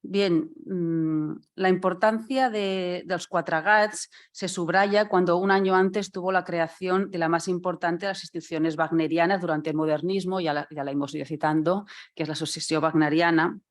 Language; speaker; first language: Spanish; non-native, local second language; Catalan